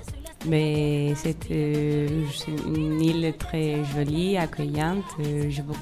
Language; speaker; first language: French; non-native, fluent; Spanish